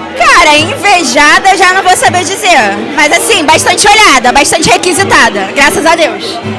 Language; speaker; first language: Portuguese; native; Portuguese